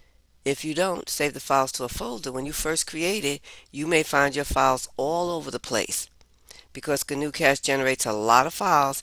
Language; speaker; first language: English; native; English